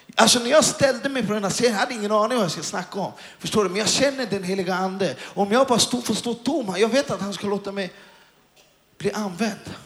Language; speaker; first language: Swedish; native; Swedish